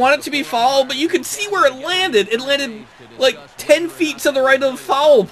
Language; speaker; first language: English; native; English